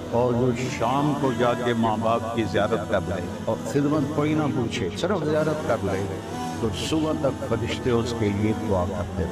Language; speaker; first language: Urdu; non-native, local second language; Punjabi